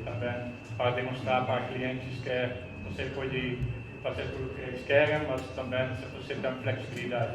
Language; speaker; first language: Portuguese; non-native, fluent; Dutch